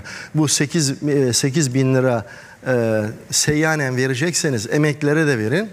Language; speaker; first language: Turkish; native; Turkish